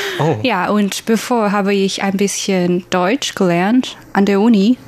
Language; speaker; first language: German; non-native, learner; Chinese